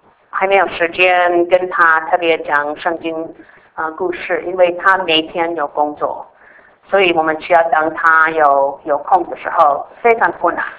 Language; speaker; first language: Chinese; non-native, fluent; English